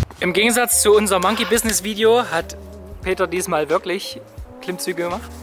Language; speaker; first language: German; native; German